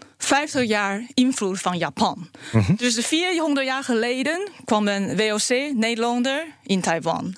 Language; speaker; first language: Dutch; non-native, fluent; Chinese